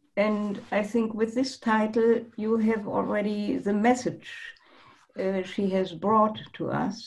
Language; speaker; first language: English; non-native, fluent; German